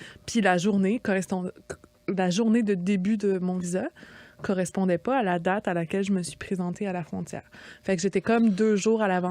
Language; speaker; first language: French; native; French